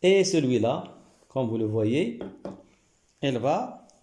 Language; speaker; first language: French; non-native, local second language; Arabic